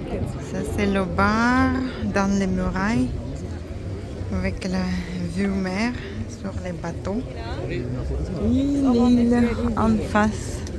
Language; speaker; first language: French; non-native, fluent; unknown